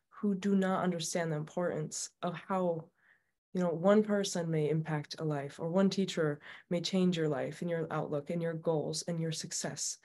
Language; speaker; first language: English; native; English